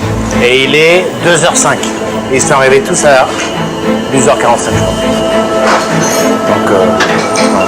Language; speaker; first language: French; native; French